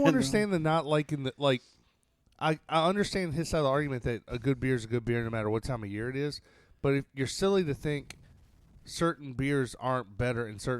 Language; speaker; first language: English; native; English